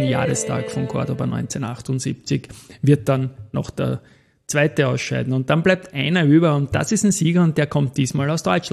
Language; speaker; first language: German; native; German